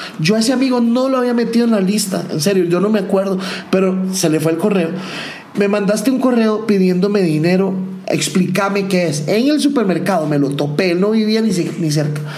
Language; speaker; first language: Spanish; native; Spanish